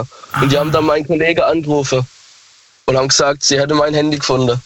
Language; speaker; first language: German; native; German